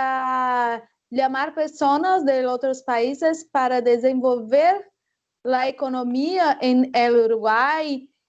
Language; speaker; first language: Spanish; non-native, fluent; Portuguese